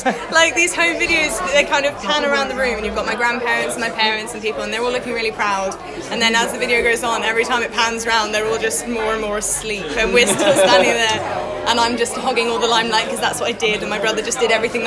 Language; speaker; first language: English; native; English